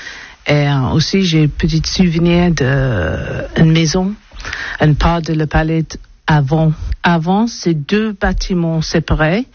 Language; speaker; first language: French; non-native, learner; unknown